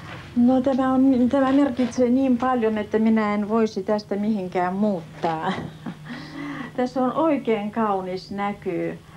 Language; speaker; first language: Finnish; early bilingual, heritage; Finnish